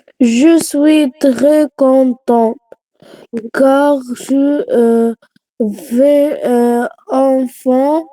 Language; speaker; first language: French; non-native, local second language; Arabic